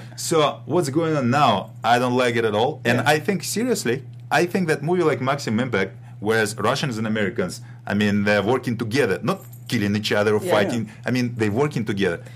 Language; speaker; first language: English; non-native, fluent; Russian